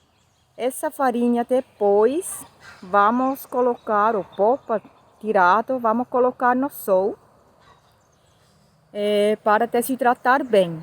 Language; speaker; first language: Portuguese; non-native, fluent; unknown